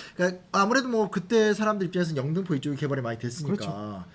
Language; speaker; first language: Korean; native; Korean